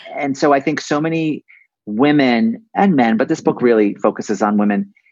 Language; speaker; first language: English; native; English